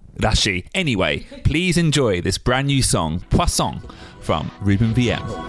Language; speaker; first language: English; native; English